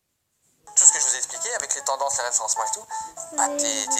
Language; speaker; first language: French; native; French